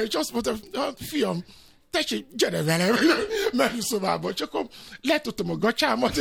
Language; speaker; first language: Hungarian; non-native, fluent; Yoruba